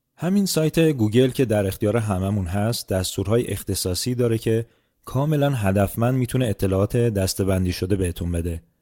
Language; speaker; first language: Persian; native; Persian